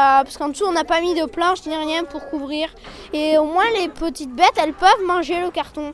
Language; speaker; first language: French; native; French